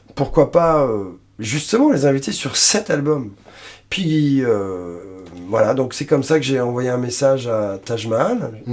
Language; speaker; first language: French; native; French